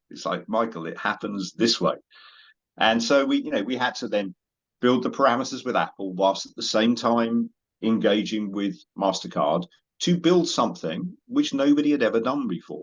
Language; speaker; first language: English; native; English